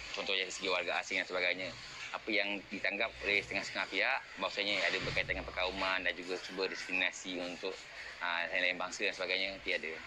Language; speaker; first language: Malay; native; Malay